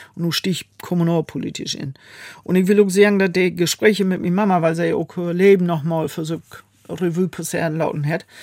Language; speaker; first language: German; native; German